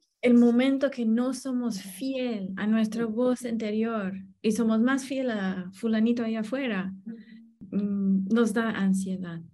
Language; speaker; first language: Spanish; non-native, fluent; English